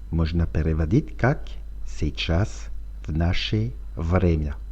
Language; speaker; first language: Russian; non-native, fluent; French